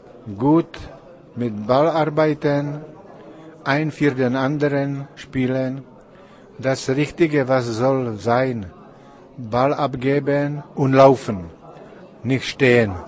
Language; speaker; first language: German; non-native, learner; Czech